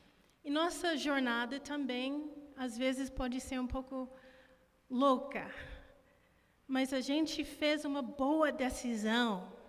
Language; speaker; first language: Portuguese; non-native, fluent; English